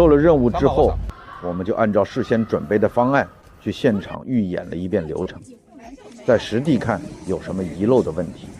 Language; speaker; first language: Chinese; native; Chinese